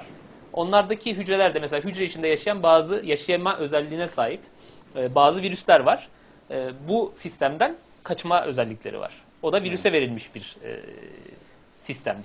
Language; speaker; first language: Turkish; native; Turkish